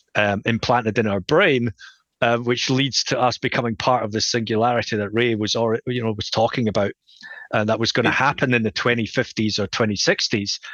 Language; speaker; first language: English; native; English